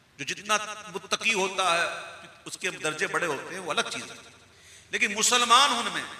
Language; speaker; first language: Urdu; non-native, local second language; Punjabi